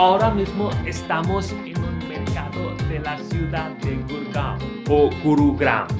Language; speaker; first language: Spanish; non-native, fluent; Hindi